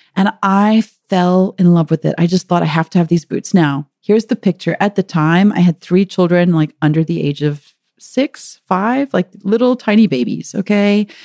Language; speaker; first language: English; native; English